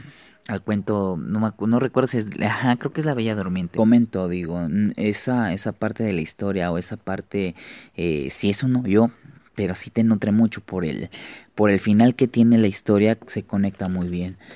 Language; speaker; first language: Spanish; native; Spanish